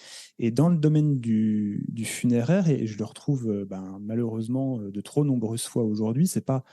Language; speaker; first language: French; native; French